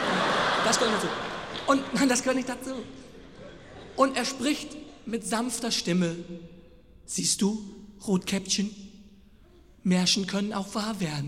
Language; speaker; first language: German; native; German